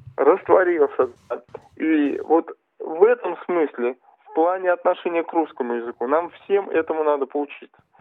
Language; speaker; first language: Russian; native; Russian